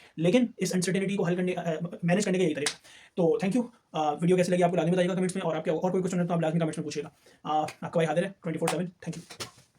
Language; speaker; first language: Urdu; native; Urdu